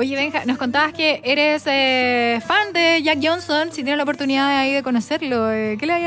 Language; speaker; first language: Spanish; native; Spanish